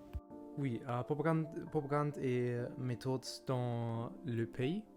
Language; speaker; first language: French; non-native, learner; German